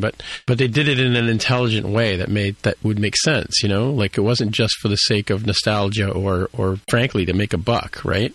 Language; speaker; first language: English; native; English